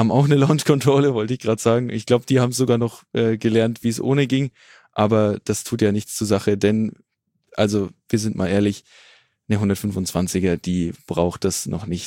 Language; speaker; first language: German; native; German